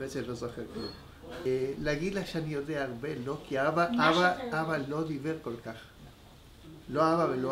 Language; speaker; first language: Hebrew; early bilingual, other home language; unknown